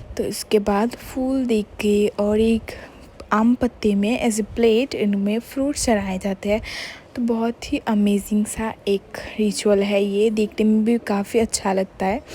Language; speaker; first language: Hindi; non-native, local second language; Bangla